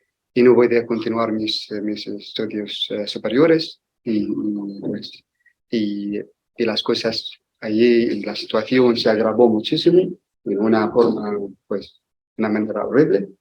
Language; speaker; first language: Spanish; non-native, learner; Arabic